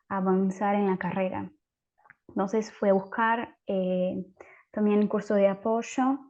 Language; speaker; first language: Spanish; native; Spanish